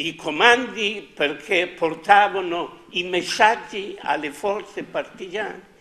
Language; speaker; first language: Italian; native; Italian